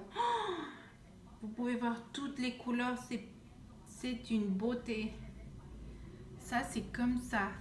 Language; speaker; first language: French; non-native, fluent; Spanish